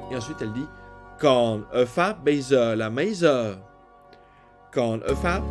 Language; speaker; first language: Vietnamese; non-native, fluent; French